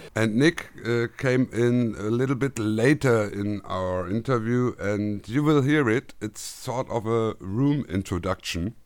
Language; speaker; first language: English; non-native, fluent; German